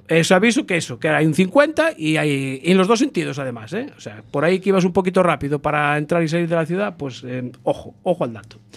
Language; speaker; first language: Spanish; native; Spanish